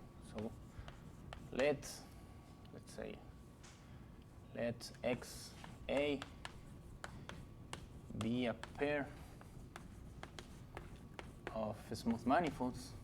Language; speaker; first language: English; non-native, fluent; Spanish